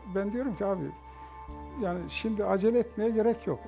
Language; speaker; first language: Turkish; native; Turkish